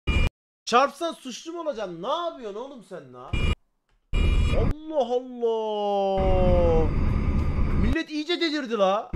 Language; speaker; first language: Turkish; native; Turkish